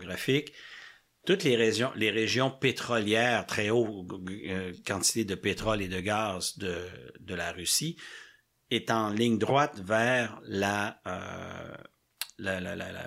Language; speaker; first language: French; native; French